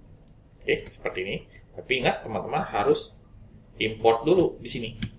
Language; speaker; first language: Indonesian; native; Indonesian